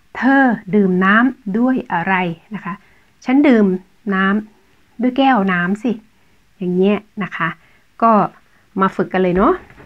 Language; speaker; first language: Thai; native; Thai